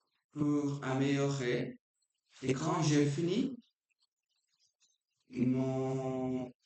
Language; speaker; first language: French; non-native, learner; Portuguese